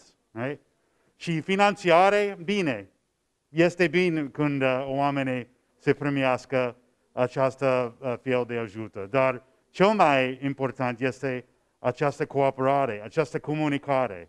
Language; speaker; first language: Romanian; non-native, learner; English